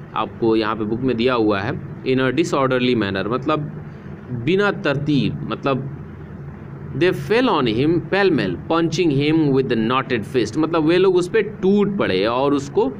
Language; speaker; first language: Hindi; native; Hindi